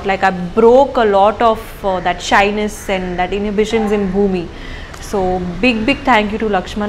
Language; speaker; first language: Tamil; non-native, learner; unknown